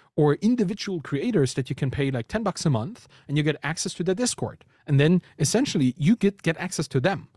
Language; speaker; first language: English; non-native, fluent; German